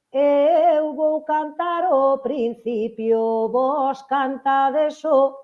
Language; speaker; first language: Galician; native; Galician